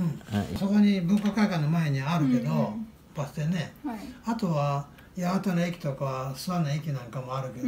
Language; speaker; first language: Japanese; native; Japanese